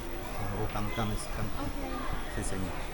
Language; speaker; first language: Chinese; non-native, learner; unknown